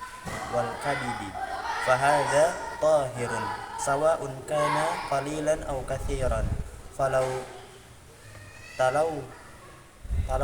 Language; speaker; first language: Arabic; non-native, local second language; Indonesian